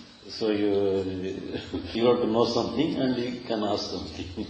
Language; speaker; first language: English; non-native, local second language; Tamil